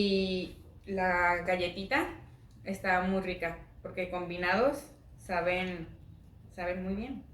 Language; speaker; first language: Spanish; native; Spanish